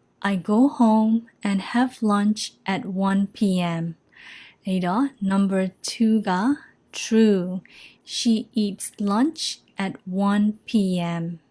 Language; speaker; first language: English; non-native, fluent; Burmese